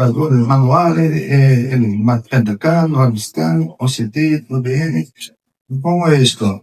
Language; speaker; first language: Spanish; non-native, fluent; Portuguese